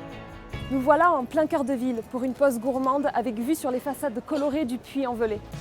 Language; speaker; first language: French; native; French